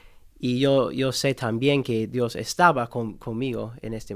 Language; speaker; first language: Spanish; non-native, learner; English